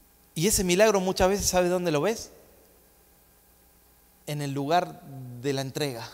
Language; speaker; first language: Spanish; native; Spanish